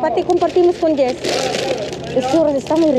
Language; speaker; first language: Spanish; non-native, learner; Filipino